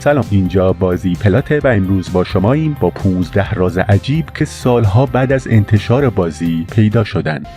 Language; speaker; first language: Persian; native; Persian